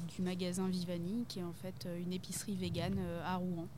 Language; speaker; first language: French; native; French